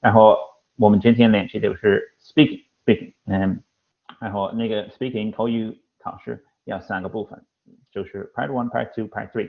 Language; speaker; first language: Chinese; non-native, fluent; English